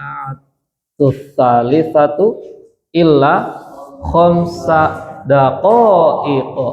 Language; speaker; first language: Arabic; non-native, fluent; Indonesian